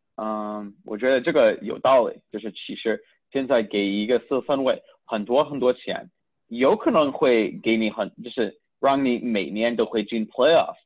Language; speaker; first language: Chinese; early bilingual, heritage; Chinese